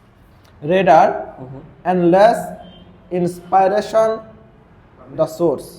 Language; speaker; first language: English; non-native, learner; Bangla